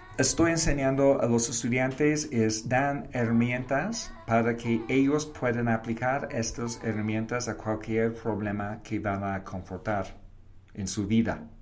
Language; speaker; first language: Spanish; non-native, fluent; English